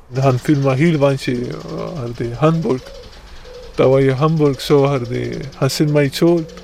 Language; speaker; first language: Danish; non-native, fluent; Persian